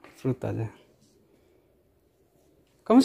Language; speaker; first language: Spanish; non-native, learner; Indonesian